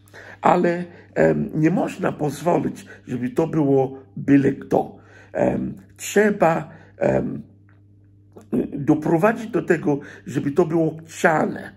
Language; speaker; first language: Polish; non-native, fluent; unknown